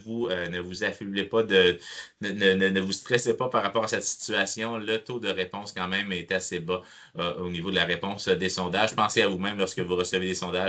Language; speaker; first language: French; native; French